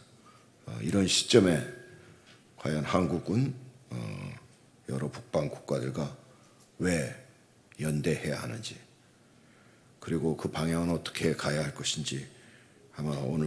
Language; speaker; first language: Korean; native; Korean